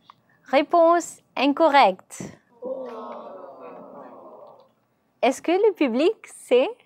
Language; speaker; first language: French; non-native, learner; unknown